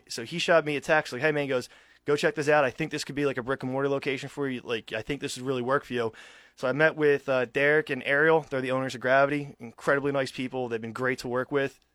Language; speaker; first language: English; native; English